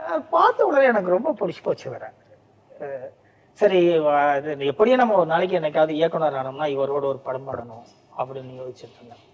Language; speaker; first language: Tamil; native; Tamil